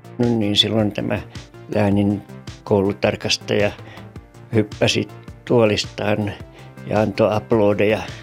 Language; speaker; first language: Finnish; native; Finnish